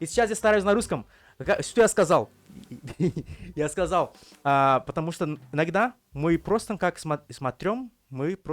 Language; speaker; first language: Russian; non-native, learner; Portuguese